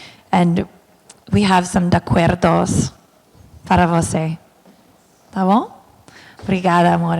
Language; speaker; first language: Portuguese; non-native, learner; English